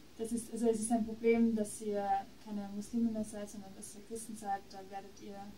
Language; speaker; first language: German; native; German